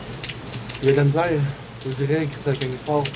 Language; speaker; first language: French; native; French